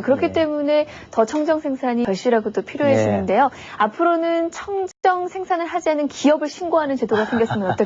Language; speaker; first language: Korean; native; Korean